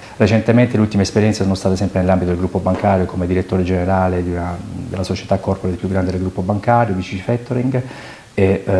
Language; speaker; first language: Italian; native; Italian